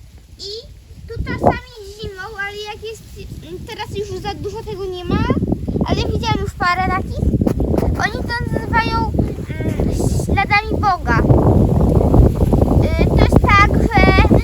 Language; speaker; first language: Polish; early bilingual, heritage; Polish